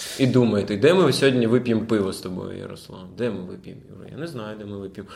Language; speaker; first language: Ukrainian; non-native, local second language; Russian